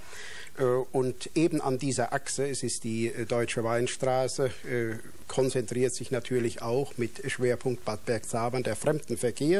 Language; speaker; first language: German; native; German